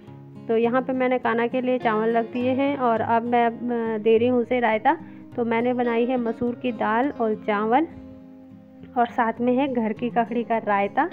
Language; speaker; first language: Hindi; non-native, local second language; Garhwali